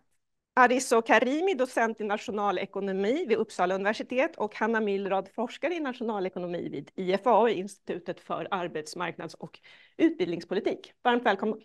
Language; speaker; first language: Swedish; native; Swedish